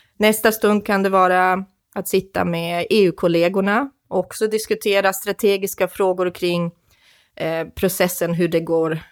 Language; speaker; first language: Swedish; non-native, fluent; Croatian